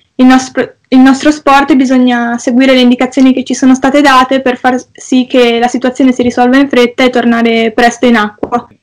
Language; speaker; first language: Italian; native; Italian